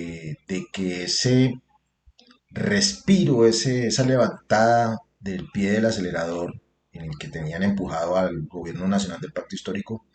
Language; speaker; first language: Spanish; native; Spanish